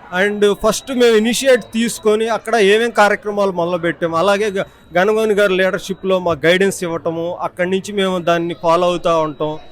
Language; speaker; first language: Telugu; native; Telugu